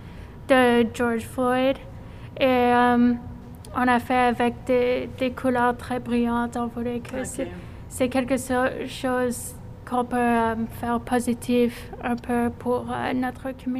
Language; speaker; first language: French; non-native, fluent; English